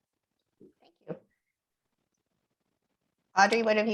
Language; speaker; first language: English; native; English